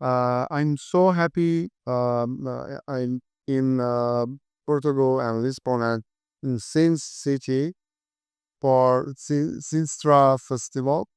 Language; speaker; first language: English; non-native, learner; Persian